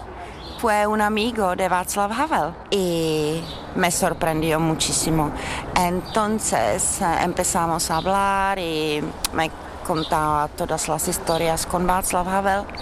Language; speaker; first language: Spanish; non-native, learner; Czech